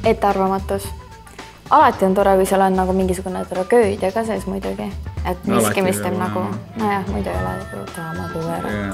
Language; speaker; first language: Estonian; native; Estonian